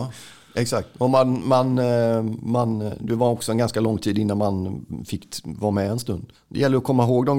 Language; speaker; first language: Swedish; native; Swedish